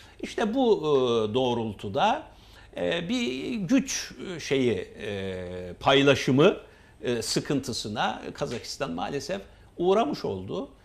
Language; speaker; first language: Turkish; native; Turkish